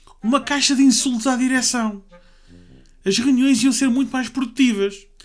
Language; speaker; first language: Portuguese; native; Portuguese